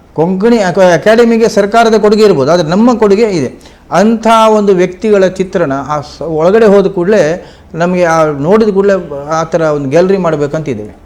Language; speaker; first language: Kannada; non-native, local second language; Konkani